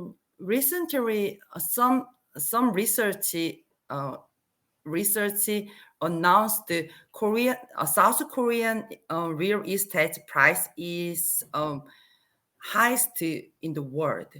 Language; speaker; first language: English; non-native, learner; Korean